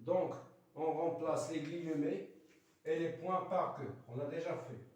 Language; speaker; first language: French; non-native, local second language; Arabic